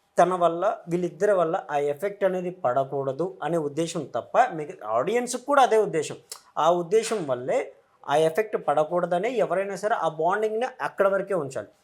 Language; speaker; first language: Telugu; native; Telugu